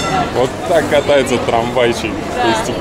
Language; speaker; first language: Russian; native; Russian